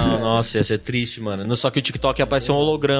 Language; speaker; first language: Portuguese; native; Portuguese